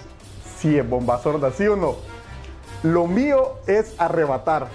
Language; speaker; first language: Spanish; native; Spanish